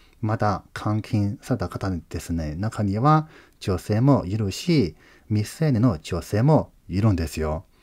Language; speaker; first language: Japanese; non-native, fluent; Chinese